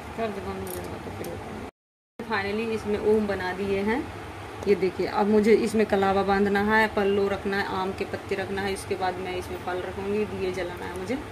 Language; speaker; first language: Hindi; native; Hindi